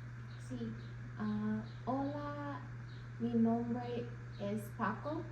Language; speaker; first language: Spanish; non-native, learner; English